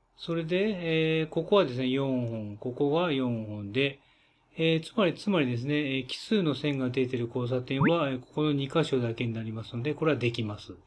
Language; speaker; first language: Japanese; native; Japanese